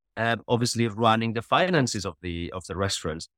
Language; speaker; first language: English; non-native, fluent; Spanish